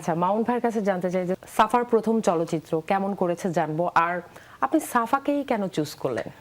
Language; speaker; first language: Bangla; native; Bangla